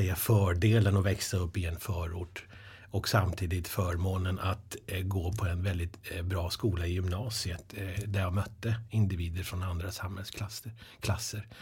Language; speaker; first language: Swedish; early bilingual, other home language; Persian